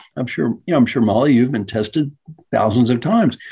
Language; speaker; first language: English; native; English